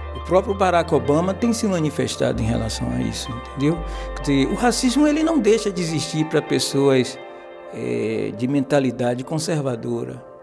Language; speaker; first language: Portuguese; native; Portuguese